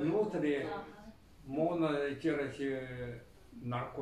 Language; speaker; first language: Russian; non-native, learner; Chinese